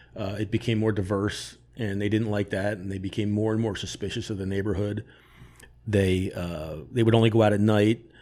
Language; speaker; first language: English; native; English